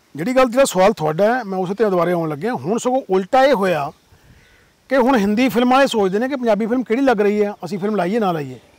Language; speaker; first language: Punjabi; native; Punjabi